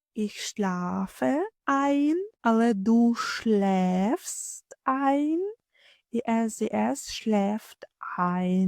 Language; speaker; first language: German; non-native, fluent; Ukrainian